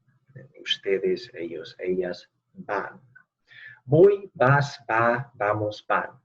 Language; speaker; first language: Spanish; non-native, fluent; English